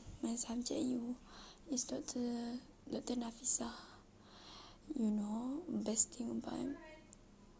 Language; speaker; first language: English; non-native, learner; Malay